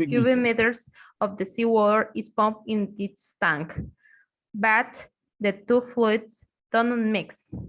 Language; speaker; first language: English; non-native, learner; Spanish